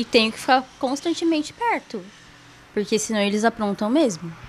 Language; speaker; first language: Portuguese; native; Portuguese